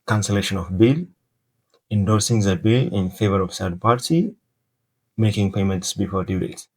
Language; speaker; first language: English; non-native, local second language; Amharic